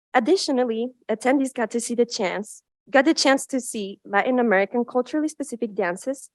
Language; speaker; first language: English; non-native, fluent; Spanish